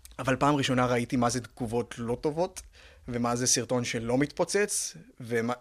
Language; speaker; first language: Hebrew; native; Hebrew